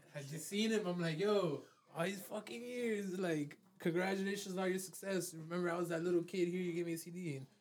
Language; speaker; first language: English; native; English